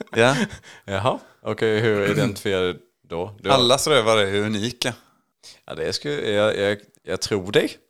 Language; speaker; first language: Swedish; native; Swedish